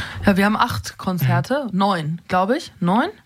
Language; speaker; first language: German; native; German